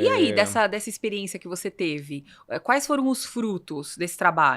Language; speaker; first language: Portuguese; native; Portuguese